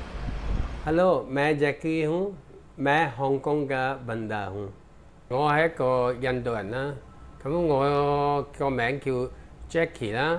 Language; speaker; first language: Cantonese; early bilingual, other home language; Punjabi